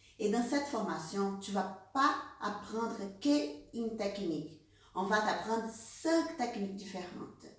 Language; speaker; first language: French; non-native, fluent; Portuguese